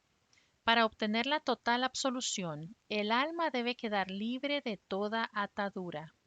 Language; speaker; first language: Spanish; native; Spanish